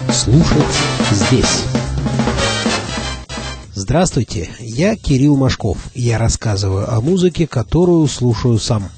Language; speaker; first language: Russian; native; Russian